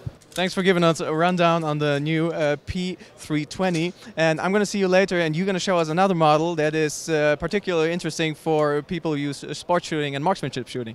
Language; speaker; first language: English; non-native, fluent; German